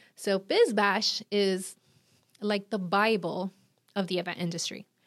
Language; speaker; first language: English; non-native, fluent; Spanish